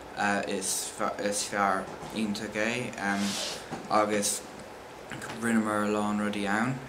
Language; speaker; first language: Irish; non-native, local second language; English